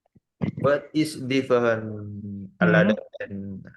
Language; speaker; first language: English; non-native, learner; Indonesian